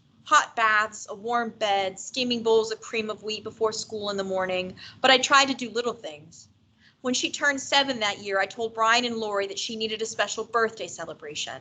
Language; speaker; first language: English; native; English